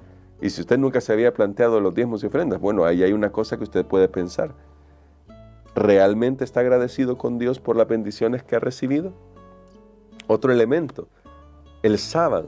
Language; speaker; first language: Spanish; native; Spanish